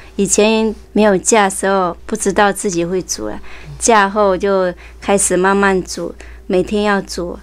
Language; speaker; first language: Chinese; early bilingual, heritage; Chinese